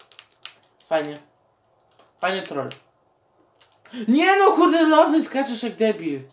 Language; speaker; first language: Polish; native; Polish